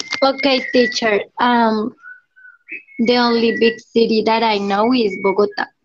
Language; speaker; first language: English; non-native, learner; Spanish